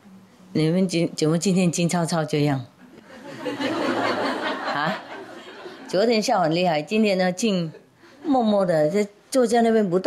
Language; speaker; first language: Chinese; non-native, fluent; Vietnamese